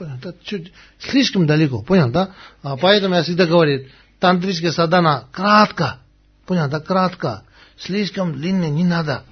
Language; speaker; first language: Russian; non-native, learner; Tibetan